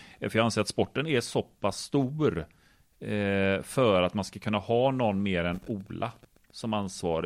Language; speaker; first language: Swedish; native; Swedish